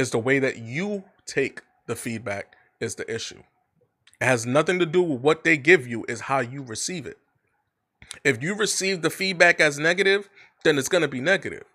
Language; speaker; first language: English; native; English